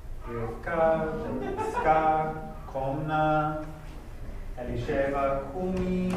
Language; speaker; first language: Hebrew; non-native, fluent; English